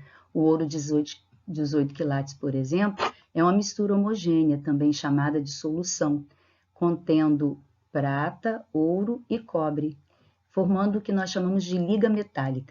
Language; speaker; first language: Portuguese; native; Portuguese